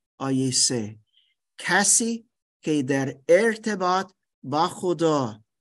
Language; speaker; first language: Persian; non-native, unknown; English